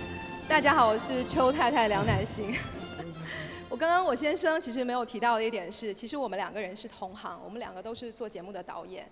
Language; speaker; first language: Chinese; native; Chinese